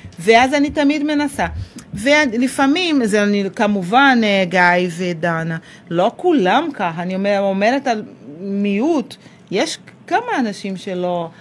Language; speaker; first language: Hebrew; non-native, fluent; Portuguese